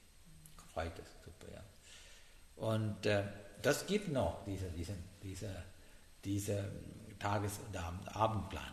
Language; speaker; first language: German; non-native, learner; Sinhala